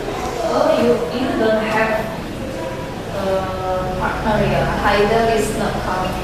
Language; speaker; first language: English; non-native, learner; Indonesian